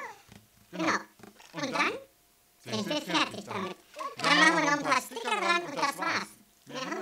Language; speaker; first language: German; native; German